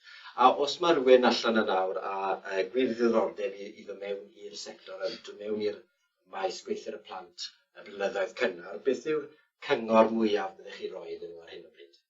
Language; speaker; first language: Welsh; native; Welsh